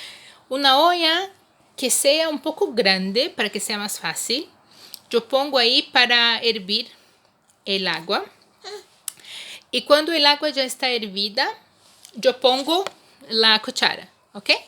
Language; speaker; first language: Spanish; non-native, fluent; Portuguese